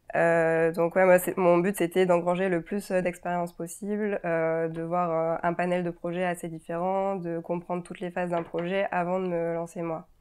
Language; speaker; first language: French; native; French